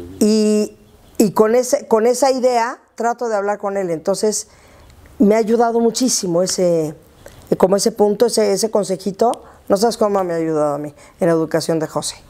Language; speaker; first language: Spanish; native; Spanish